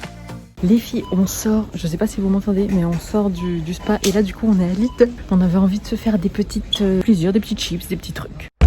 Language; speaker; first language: French; native; French